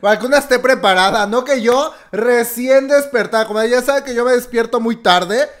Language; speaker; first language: Spanish; native; Spanish